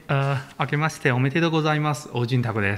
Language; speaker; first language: Japanese; non-native, learner; Chinese